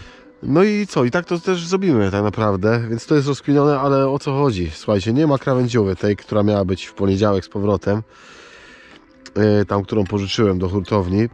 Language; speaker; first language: Polish; native; Polish